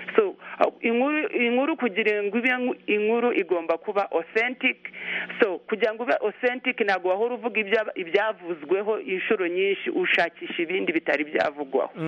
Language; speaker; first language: Kinyarwanda; early bilingual, heritage; Kinyarwanda